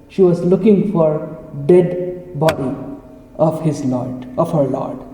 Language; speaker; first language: English; non-native, local second language; Gujarati